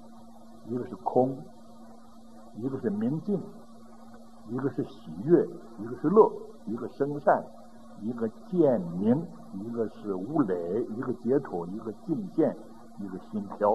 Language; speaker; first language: Chinese; native; Chinese